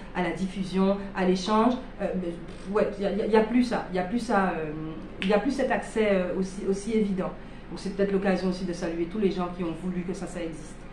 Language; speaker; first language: French; native; French